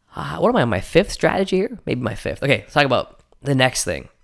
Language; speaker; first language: English; native; English